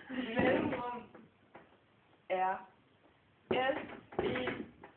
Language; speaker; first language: Danish; native; Danish